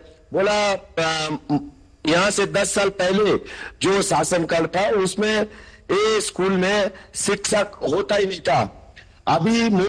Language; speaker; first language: Hindi; non-native, local second language; Bangla